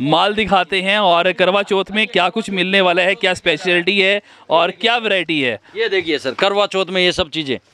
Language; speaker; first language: Hindi; native; Hindi